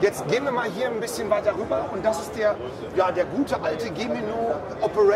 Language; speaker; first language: German; native; German